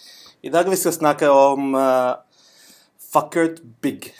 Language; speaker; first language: Norwegian; non-native, learner; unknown